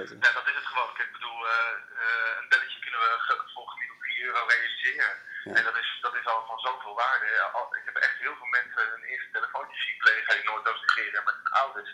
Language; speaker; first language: Dutch; native; Dutch